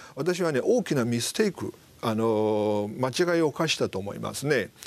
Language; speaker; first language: Japanese; non-native, fluent; Chinese